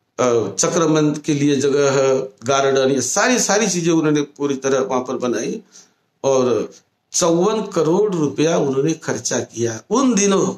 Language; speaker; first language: Hindi; non-native, local second language; Marathi